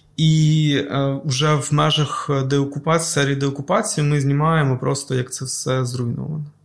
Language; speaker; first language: Ukrainian; native; Ukrainian